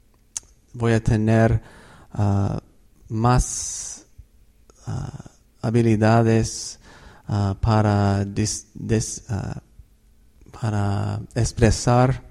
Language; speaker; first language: Spanish; non-native, fluent; English